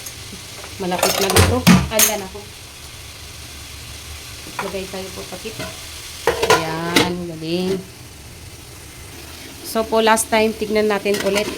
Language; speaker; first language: Filipino; non-native, learner; Punjabi